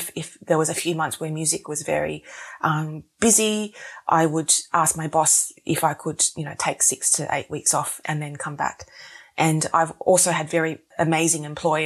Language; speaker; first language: English; native; English